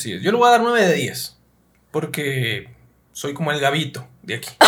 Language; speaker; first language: Spanish; native; Spanish